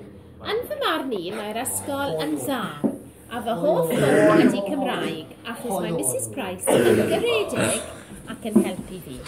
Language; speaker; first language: Welsh; non-native, local second language; English